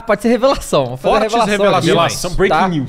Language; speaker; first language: Portuguese; native; Portuguese